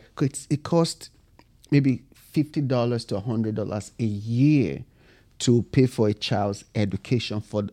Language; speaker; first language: English; non-native, local second language; Bini